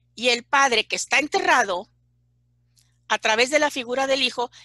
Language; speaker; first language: Spanish; native; Spanish